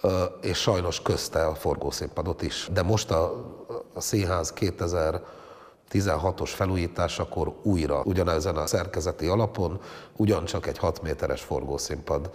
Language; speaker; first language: Hungarian; native; Hungarian